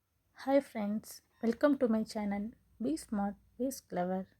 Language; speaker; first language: English; non-native, local second language; Tamil